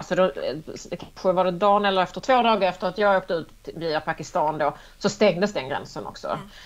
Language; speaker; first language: Swedish; native; Swedish